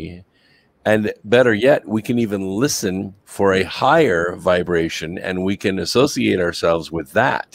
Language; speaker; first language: English; native; English